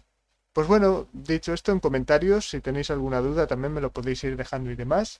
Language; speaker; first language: Spanish; native; Spanish